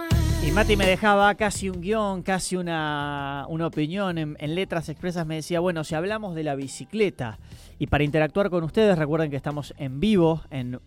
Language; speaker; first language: Spanish; native; Spanish